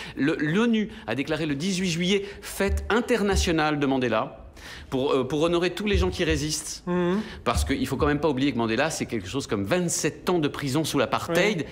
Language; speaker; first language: French; native; French